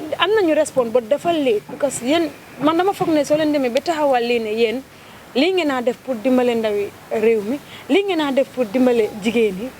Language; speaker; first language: Wolof; non-native, local second language; Jola-Fonyi